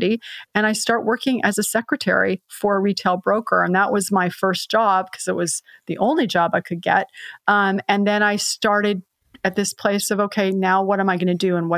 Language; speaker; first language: English; native; English